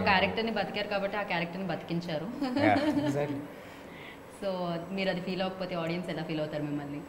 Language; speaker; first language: Telugu; native; Telugu